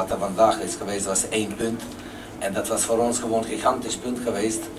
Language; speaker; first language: Dutch; non-native, fluent; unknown